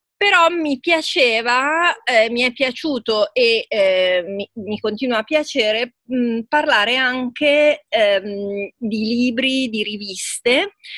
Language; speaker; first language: Italian; native; Italian